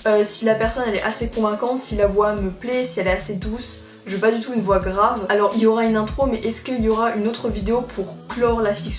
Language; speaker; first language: French; native; French